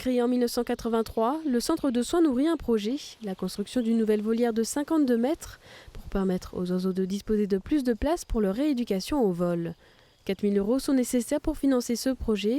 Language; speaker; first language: French; native; French